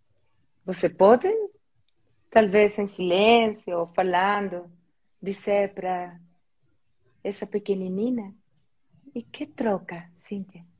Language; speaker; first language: Portuguese; non-native, learner; Spanish